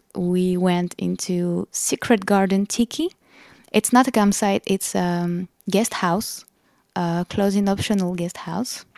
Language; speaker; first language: English; non-native, fluent; French